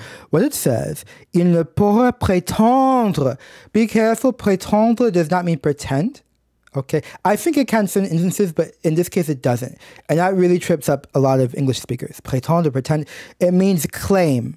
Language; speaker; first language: English; native; English